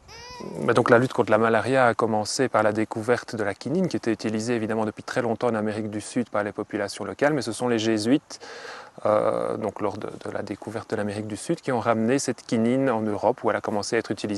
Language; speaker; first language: French; native; French